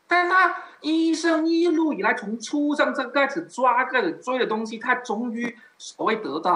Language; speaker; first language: Chinese; native; Chinese